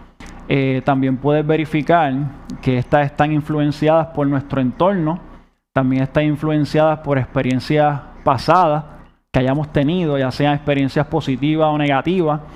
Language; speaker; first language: Spanish; native; Spanish